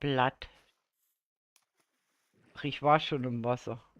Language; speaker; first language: German; native; German